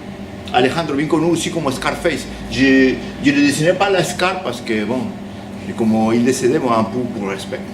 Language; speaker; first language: French; non-native, learner; Spanish